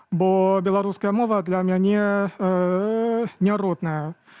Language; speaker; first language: Belarusian; non-native, fluent; Chinese